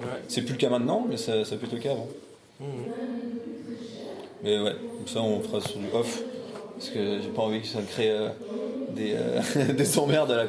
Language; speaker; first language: French; native; French